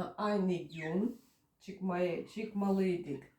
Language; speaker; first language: Turkish; non-native, learner; Russian